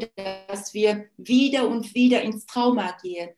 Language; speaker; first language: German; non-native, local second language; Luxembourgish